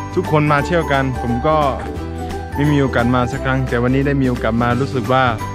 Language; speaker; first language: Thai; non-native, local second language; Karen languages